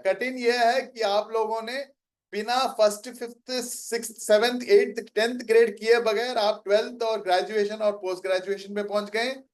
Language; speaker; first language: Hindi; non-native, local second language; Tamil